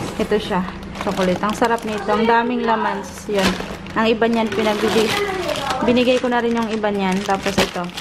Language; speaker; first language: Filipino; non-native, local second language; Cebuano